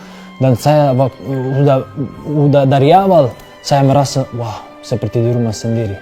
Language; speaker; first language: Indonesian; non-native, fluent; Serbian